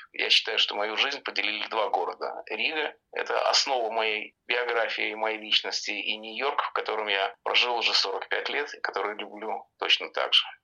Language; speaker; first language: Russian; native; Russian